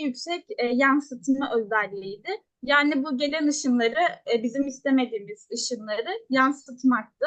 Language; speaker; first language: Turkish; native; Turkish